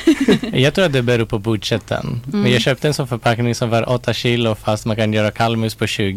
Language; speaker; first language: Swedish; non-native, fluent; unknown